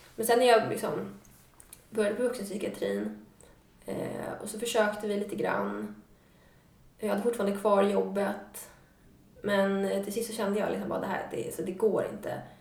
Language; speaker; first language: Swedish; native; Swedish